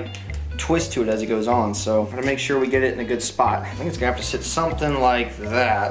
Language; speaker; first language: English; native; English